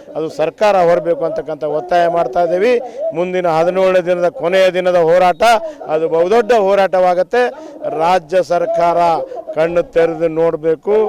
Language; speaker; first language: Kannada; non-native, local second language; Lambadi